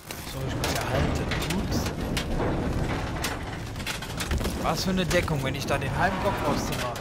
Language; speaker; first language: German; native; German